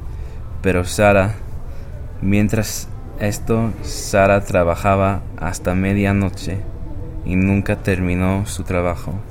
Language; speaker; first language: Spanish; non-native, learner; English